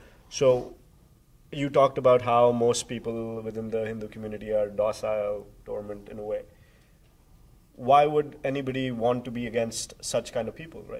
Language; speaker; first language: English; non-native, local second language; Hindi